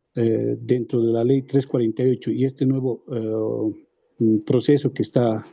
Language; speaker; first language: Spanish; native; Spanish